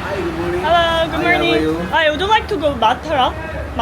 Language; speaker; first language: English; non-native, learner; Korean